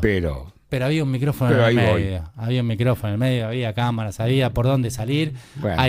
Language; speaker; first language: Spanish; native; Spanish